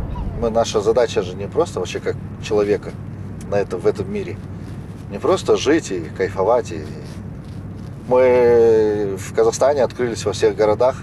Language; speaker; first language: Russian; native; Russian